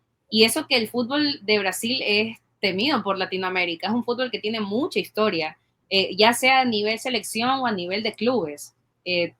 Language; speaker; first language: Spanish; native; Spanish